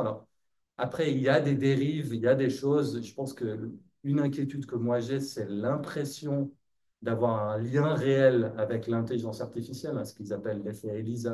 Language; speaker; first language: French; native; French